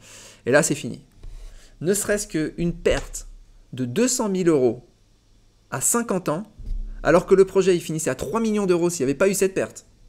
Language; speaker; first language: French; native; French